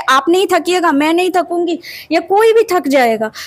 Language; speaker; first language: Hindi; non-native, local second language; Bangla